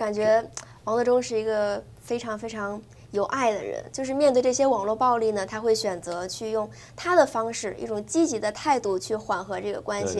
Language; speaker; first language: Chinese; native; Chinese